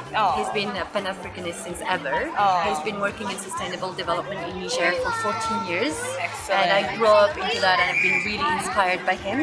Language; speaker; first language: English; non-native, fluent; French